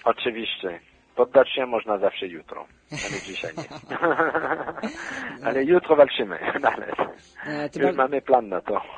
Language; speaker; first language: Polish; non-native, fluent; French